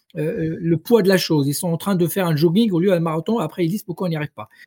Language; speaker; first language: French; non-native, local second language; Arabic